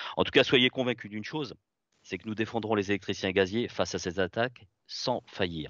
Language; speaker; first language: French; native; French